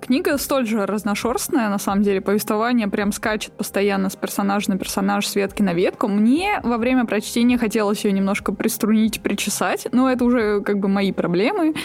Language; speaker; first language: Russian; native; Russian